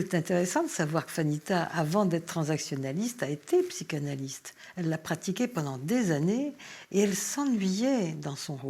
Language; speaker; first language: French; native; French